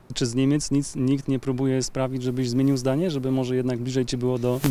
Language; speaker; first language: Polish; native; Polish